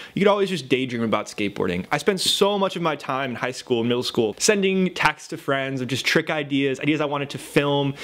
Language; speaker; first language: English; native; English